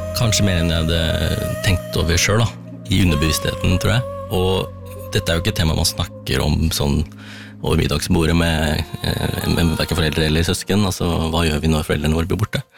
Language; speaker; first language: Norwegian; early bilingual, other home language; Tamil